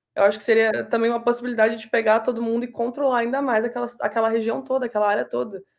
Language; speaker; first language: Portuguese; native; Portuguese